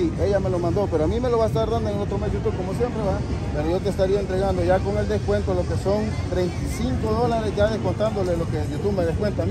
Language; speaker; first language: Spanish; native; Spanish